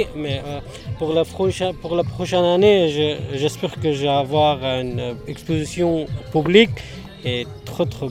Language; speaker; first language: French; non-native, learner; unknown